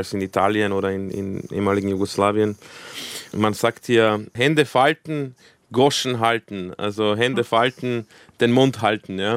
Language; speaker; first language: German; early bilingual, other home language; Croatian